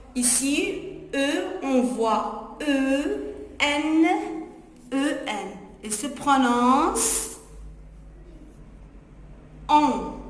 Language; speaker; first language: French; non-native, local second language; Arabic